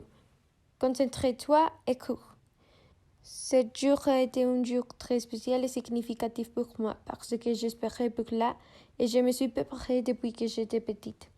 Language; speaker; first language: French; non-native, learner; Spanish